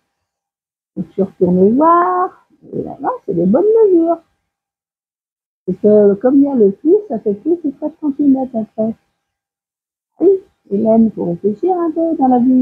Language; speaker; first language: French; native; French